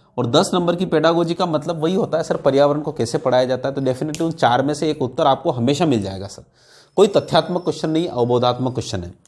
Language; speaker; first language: Hindi; native; Hindi